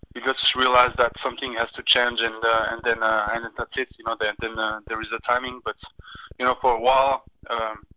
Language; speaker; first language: English; non-native, fluent; French